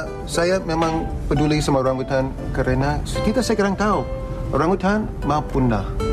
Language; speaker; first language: Indonesian; non-native, fluent; English